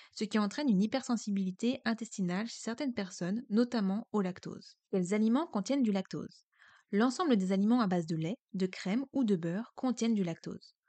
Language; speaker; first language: French; native; French